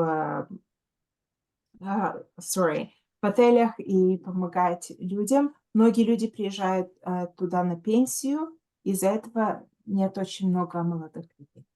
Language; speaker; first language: Russian; early bilingual, heritage; Russian